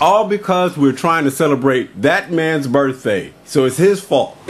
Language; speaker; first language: English; native; English